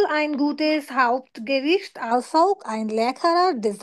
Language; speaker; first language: German; non-native, learner; Bangla